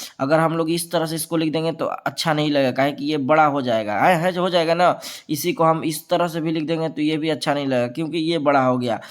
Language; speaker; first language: Hindi; native; Hindi